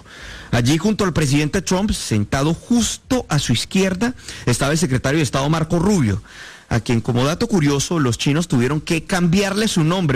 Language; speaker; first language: Spanish; native; Spanish